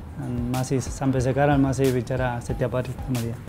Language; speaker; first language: Indonesian; non-native, learner; Spanish